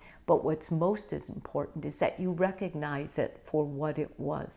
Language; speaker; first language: English; native; English